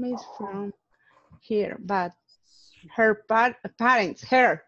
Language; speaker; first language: English; non-native, learner; Spanish